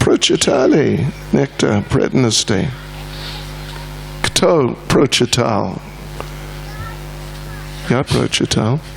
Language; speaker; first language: Russian; non-native, learner; English